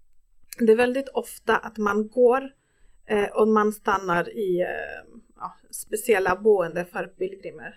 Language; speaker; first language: Swedish; non-native, fluent; Spanish